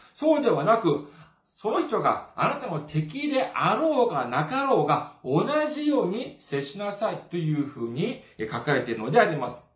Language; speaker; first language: Japanese; non-native, fluent; Korean